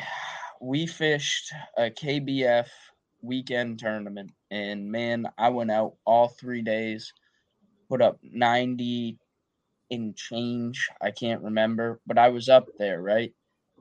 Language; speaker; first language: English; native; English